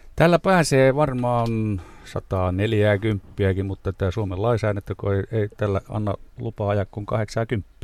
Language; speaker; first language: Finnish; native; Finnish